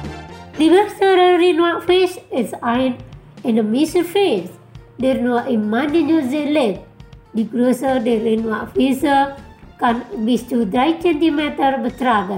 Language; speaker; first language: German; non-native, fluent; Indonesian